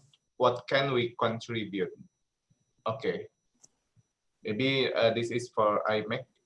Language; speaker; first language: English; non-native, learner; Indonesian